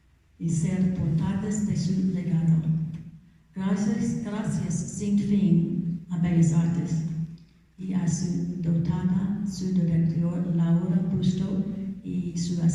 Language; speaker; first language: Spanish; non-native, learner; English